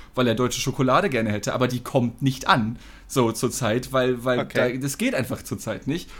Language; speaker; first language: German; non-native, fluent; English